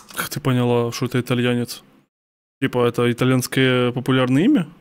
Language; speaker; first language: Russian; native; Russian